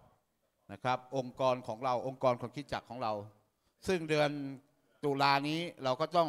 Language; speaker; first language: Thai; native; Thai